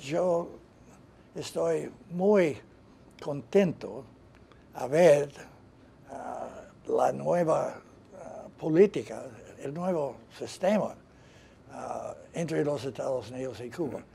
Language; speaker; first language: Spanish; non-native, fluent; English